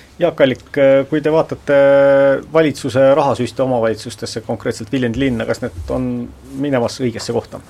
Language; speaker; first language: Estonian; native; Estonian